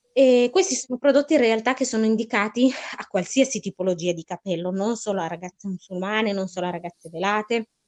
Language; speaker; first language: Italian; early bilingual, other home language; Arabic